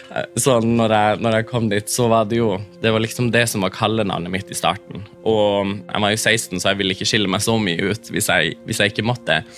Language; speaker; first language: Norwegian; non-native, local second language; Northern Sami